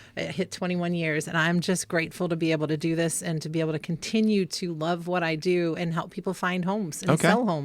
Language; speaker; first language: English; native; English